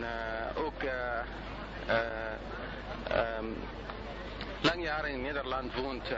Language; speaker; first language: Dutch; non-native, learner; Arabic